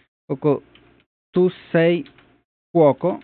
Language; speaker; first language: Italian; non-native, learner; Spanish